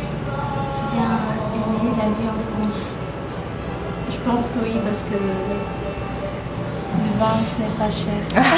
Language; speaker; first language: French; non-native, fluent; Korean